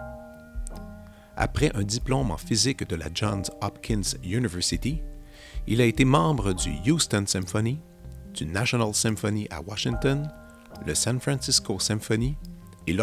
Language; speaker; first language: French; native; French